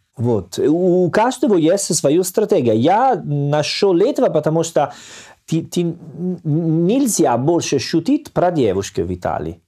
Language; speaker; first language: Russian; non-native, fluent; Italian